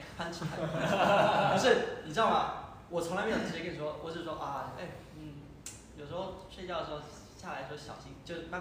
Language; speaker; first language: Chinese; native; Chinese